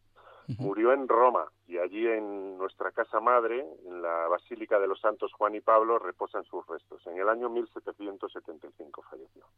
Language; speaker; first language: Spanish; native; Spanish